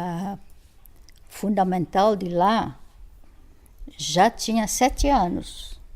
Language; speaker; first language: Portuguese; non-native, fluent; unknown